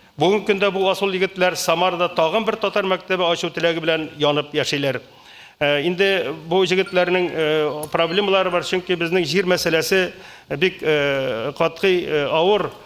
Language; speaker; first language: Tatar; native; Tatar